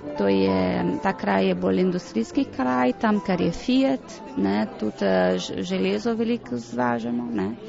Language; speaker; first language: Slovenian; early bilingual, heritage; Portuguese